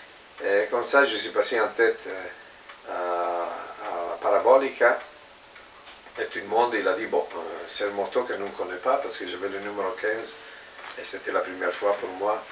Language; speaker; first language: French; non-native, fluent; Italian